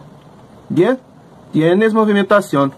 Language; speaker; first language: Spanish; non-native, learner; Portuguese